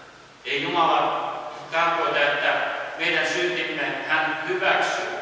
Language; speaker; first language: Finnish; early bilingual, heritage; Finnish